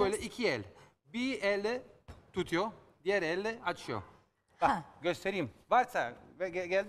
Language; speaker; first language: Turkish; non-native, learner; Italian